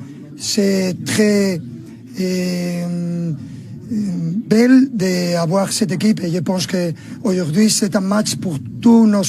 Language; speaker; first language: French; non-native, learner; Spanish